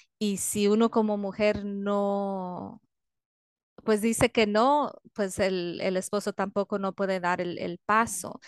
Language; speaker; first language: Spanish; early bilingual, heritage; Spanish